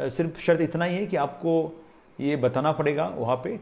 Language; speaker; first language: Hindi; non-native, local second language; Marathi